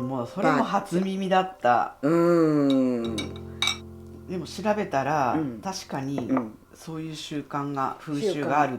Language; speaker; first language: Japanese; native; Japanese